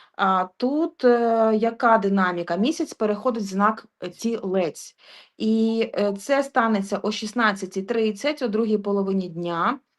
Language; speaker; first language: Ukrainian; non-native, local second language; Russian